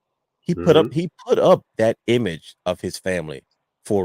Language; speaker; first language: English; native; English